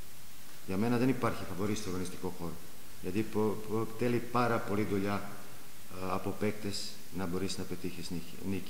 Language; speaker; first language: Greek; non-native, fluent; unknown